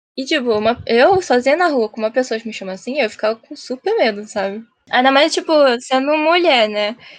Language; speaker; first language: Portuguese; early bilingual, heritage; Japanese